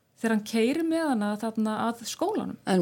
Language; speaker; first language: Icelandic; non-native, fluent; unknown